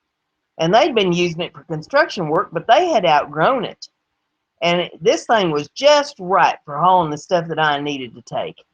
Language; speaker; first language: English; native; English